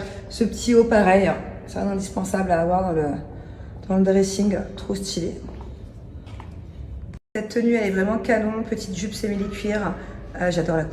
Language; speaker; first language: French; native; French